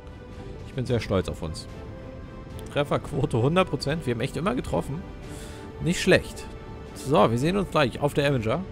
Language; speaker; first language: German; native; German